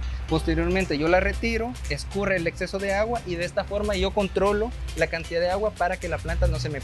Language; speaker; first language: Spanish; native; Spanish